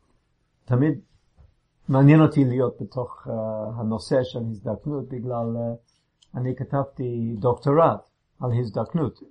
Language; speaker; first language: Hebrew; non-native, fluent; English